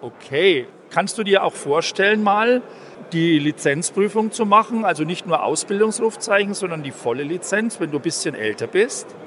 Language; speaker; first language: German; native; German